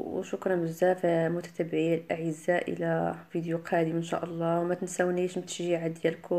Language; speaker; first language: Arabic; native; Arabic